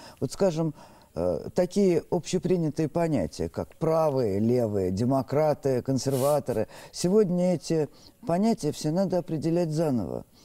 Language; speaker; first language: Russian; native; Russian